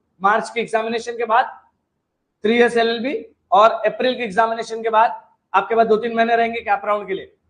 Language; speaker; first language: Hindi; non-native, local second language; Marathi